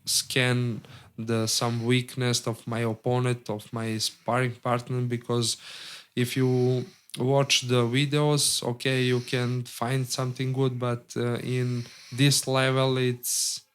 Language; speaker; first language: English; non-native, learner; Serbian